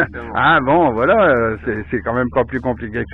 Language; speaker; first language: French; native; French